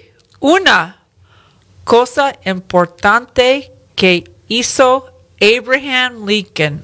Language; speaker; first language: Spanish; early bilingual, other home language; English